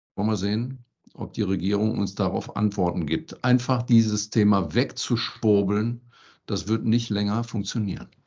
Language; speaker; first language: German; native; German